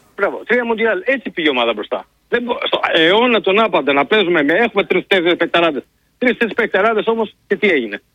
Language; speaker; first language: Greek; native; Greek